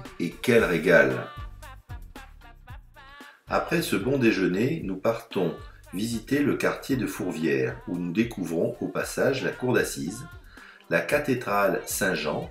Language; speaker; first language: French; native; French